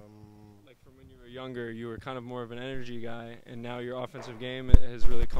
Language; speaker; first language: English; native; English